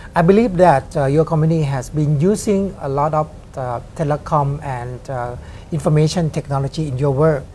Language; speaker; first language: English; non-native, fluent; Thai